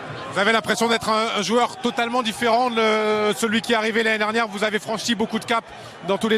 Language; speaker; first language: French; native; French